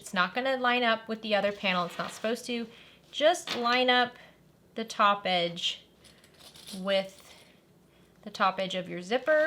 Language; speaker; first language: English; native; English